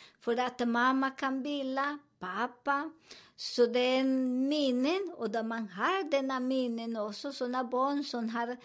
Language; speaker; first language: Swedish; non-native, fluent; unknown